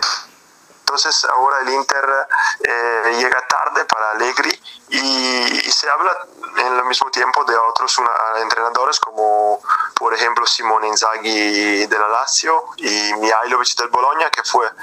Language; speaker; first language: Spanish; non-native, fluent; Italian